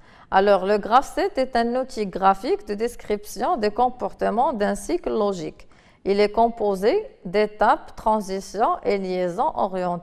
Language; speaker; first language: French; non-native, local second language; Arabic